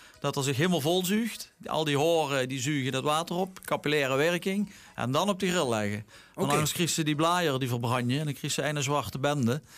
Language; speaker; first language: Dutch; non-native, local second language; Limburgish